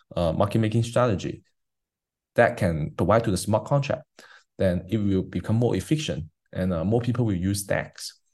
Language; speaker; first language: English; non-native, fluent; Chinese